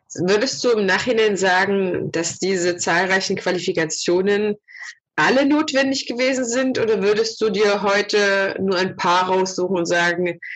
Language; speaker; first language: German; non-native, fluent; Russian